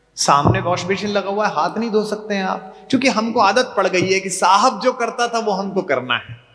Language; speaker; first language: Hindi; native; Hindi